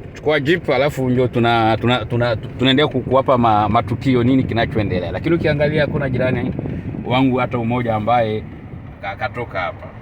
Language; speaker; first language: Swahili; native; Swahili